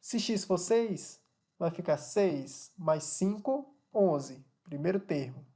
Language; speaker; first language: Portuguese; native; Portuguese